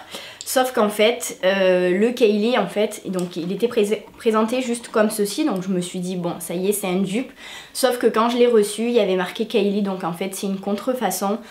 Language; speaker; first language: French; native; French